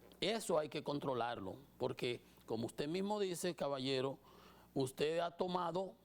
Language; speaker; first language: Spanish; native; Spanish